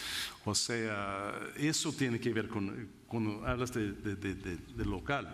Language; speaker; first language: Spanish; non-native, fluent; English